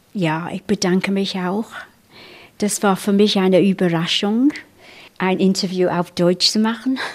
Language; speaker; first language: German; non-native, fluent; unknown